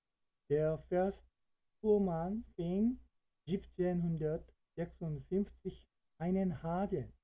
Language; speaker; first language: German; non-native, fluent; Korean